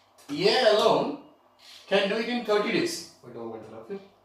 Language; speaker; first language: English; non-native, local second language; Telugu